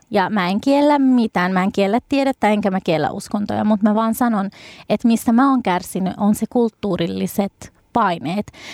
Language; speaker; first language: Finnish; early bilingual, other home language; Arabic